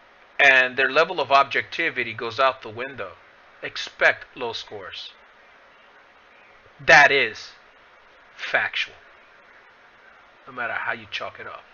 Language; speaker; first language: English; native; English